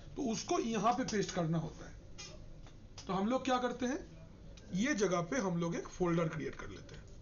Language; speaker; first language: Hindi; non-native, local second language; Bangla